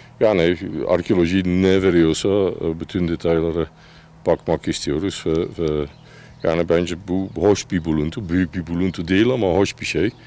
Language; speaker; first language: Turkish; non-native, fluent; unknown